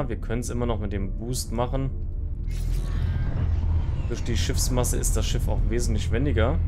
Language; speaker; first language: German; native; German